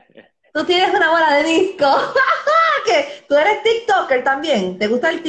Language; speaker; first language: Spanish; native; Spanish